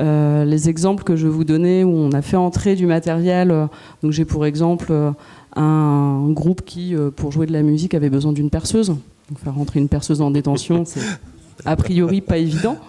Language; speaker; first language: French; native; French